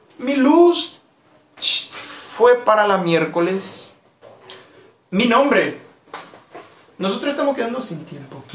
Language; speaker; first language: Spanish; non-native, fluent; Portuguese